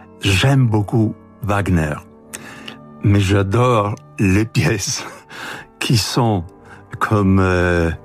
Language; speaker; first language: French; non-native, fluent; Italian